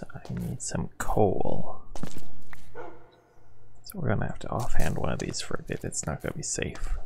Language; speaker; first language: English; native; English